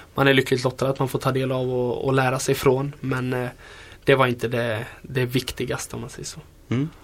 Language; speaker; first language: Swedish; native; Swedish